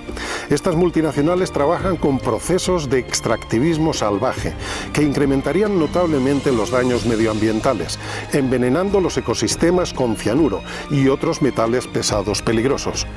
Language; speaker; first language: Spanish; native; Spanish